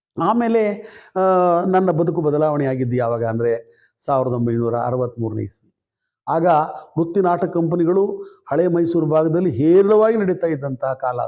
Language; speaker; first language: Kannada; native; Kannada